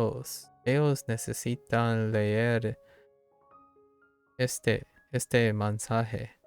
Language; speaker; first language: Spanish; non-native, learner; English